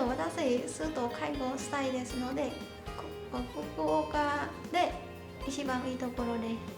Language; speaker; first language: Japanese; non-native, learner; Vietnamese